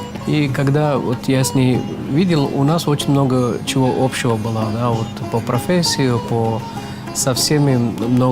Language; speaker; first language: Russian; non-native, fluent; Tamil